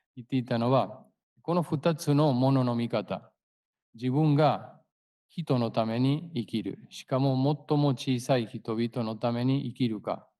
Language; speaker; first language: Japanese; non-native, fluent; Spanish